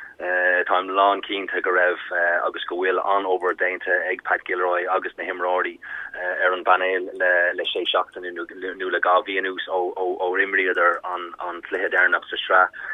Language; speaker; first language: Irish; native; Irish